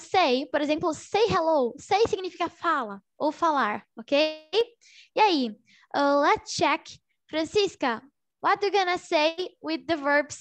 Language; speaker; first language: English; non-native, learner; Portuguese